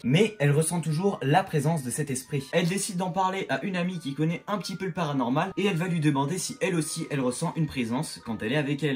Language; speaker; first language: French; native; French